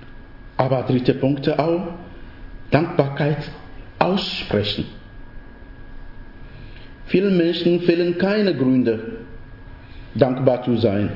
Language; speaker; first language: German; non-native, fluent; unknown